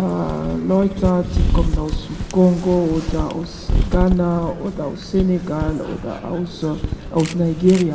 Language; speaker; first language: German; non-native, learner; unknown